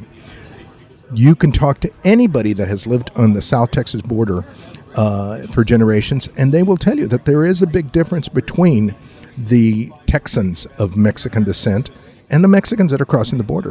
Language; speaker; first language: English; native; English